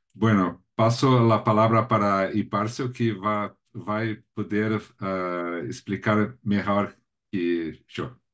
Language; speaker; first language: Spanish; non-native, learner; Portuguese